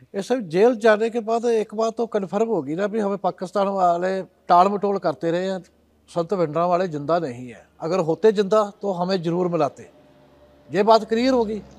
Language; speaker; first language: Hindi; non-native, local second language; Punjabi